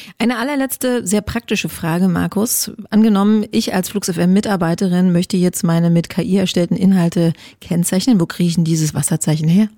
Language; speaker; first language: German; native; German